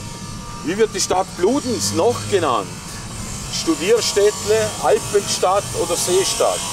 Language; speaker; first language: German; native; German